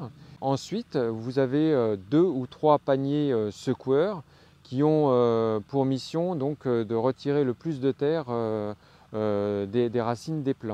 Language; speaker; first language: French; native; French